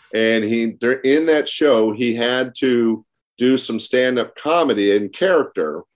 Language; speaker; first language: English; native; English